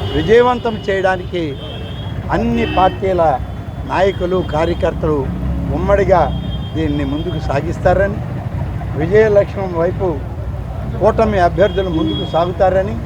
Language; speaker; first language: Telugu; native; Telugu